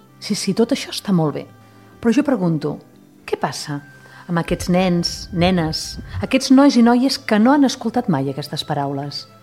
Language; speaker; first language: Catalan; native; Catalan